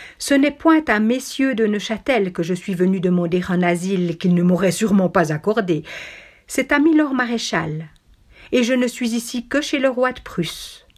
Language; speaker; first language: French; native; French